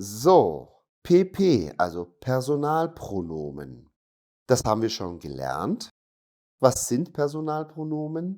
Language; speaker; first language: German; non-native, fluent; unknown